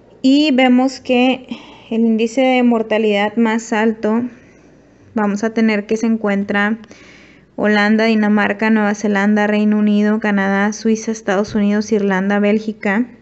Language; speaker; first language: Spanish; native; Spanish